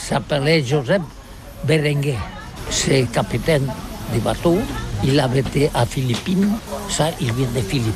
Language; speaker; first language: French; non-native, learner; Catalan